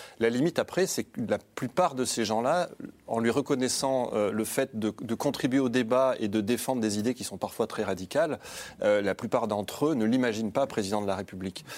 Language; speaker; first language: French; native; French